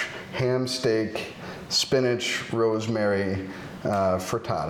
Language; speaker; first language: English; native; English